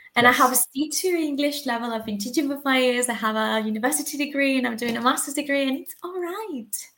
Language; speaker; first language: English; non-native, fluent; Spanish